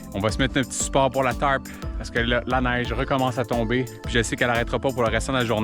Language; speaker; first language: French; native; French